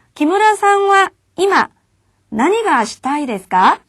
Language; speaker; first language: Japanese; non-native, fluent; Korean